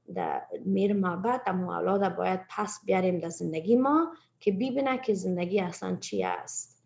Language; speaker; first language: Persian; early bilingual, heritage; Persian